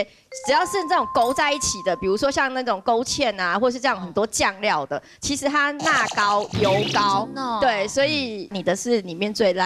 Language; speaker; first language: Chinese; native; Chinese